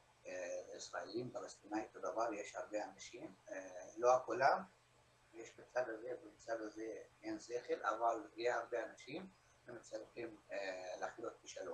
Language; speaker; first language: Hebrew; non-native, local second language; Arabic